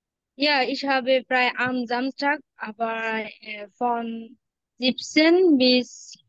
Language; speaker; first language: German; non-native, learner; Bangla